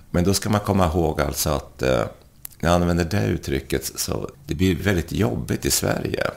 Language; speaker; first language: Swedish; early bilingual, other home language; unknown